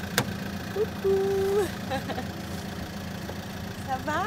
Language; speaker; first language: French; non-native, learner; Portuguese